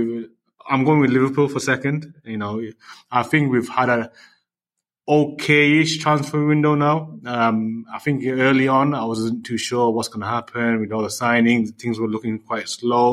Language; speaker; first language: English; native; English